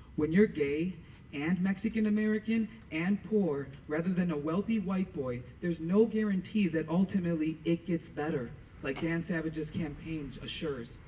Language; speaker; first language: English; native; English